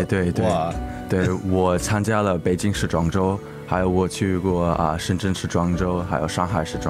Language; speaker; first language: Chinese; early bilingual, heritage; English